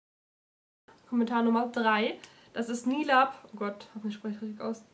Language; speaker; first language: German; native; German